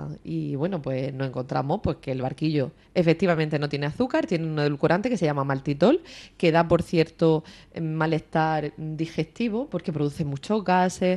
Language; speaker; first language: Spanish; native; Spanish